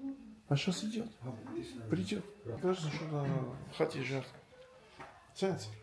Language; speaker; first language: Russian; non-native, fluent; Armenian